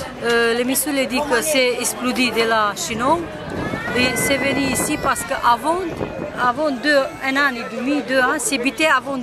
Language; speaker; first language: French; non-native, learner; Romanian